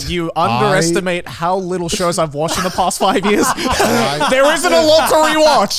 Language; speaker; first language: English; native; English